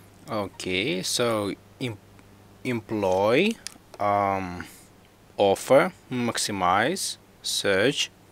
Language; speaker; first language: English; non-native, learner; Russian